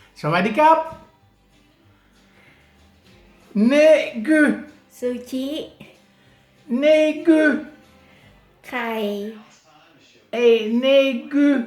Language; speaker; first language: Thai; non-native, learner; Dutch